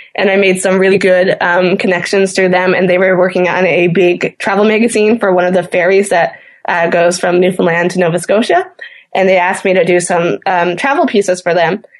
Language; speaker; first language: English; native; English